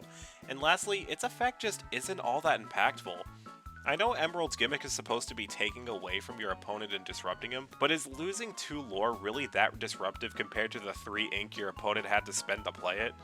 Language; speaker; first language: English; native; English